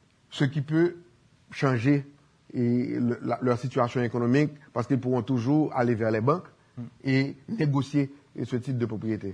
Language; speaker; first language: French; native; French